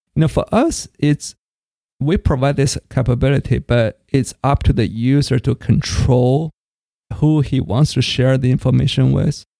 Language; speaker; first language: English; non-native, fluent; Chinese